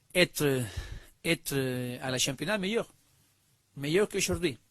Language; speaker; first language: French; non-native, learner; Spanish